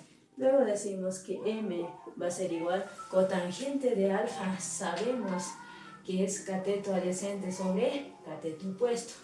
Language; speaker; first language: Spanish; native; Spanish